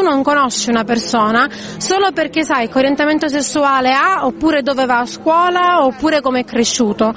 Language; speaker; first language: Italian; native; Italian